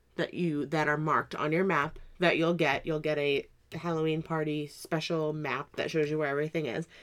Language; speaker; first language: English; native; English